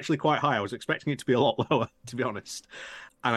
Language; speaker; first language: English; native; English